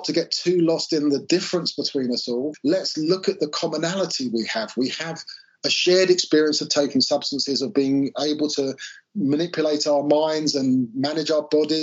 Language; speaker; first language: English; native; English